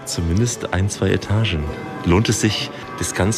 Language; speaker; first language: German; native; German